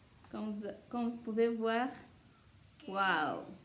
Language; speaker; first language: French; non-native, local second language; Swahili